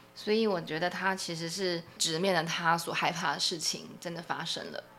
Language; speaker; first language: Chinese; native; Chinese